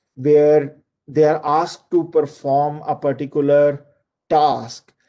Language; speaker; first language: English; non-native, local second language; Urdu